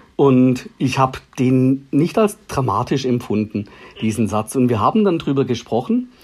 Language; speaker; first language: German; native; German